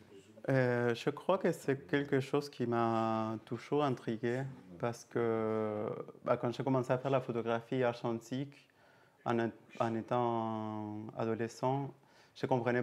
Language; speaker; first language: French; native; French